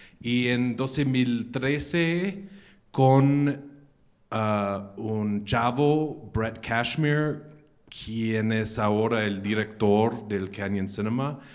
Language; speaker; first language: Spanish; non-native, fluent; English